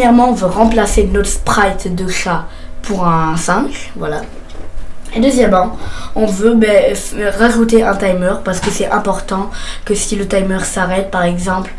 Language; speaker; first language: French; native; French